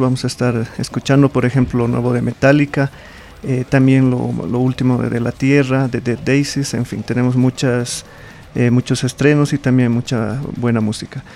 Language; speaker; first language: Spanish; native; Spanish